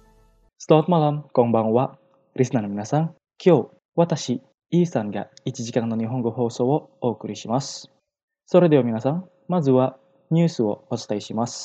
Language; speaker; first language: Japanese; non-native, fluent; Indonesian